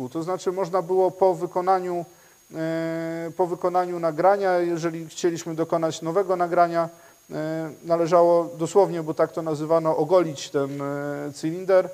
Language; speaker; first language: Polish; native; Polish